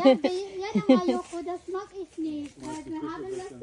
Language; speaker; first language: German; non-native, learner; Filipino